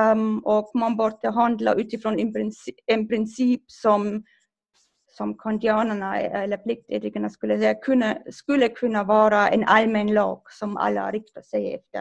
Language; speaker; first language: Swedish; non-native, fluent; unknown